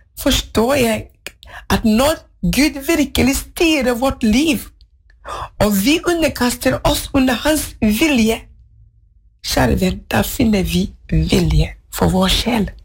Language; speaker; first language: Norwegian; non-native, fluent; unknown